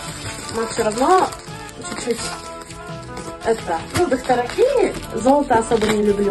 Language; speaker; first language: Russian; early bilingual, other home language; Tajik